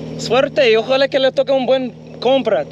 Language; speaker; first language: Spanish; non-native, learner; English